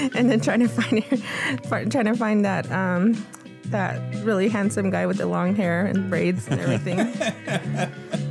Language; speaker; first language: English; native; English